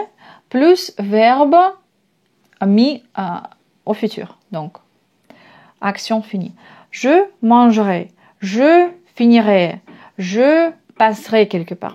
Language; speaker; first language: French; non-native, fluent; Russian